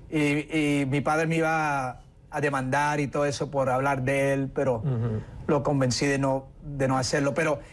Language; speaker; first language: Spanish; early bilingual, heritage; Spanish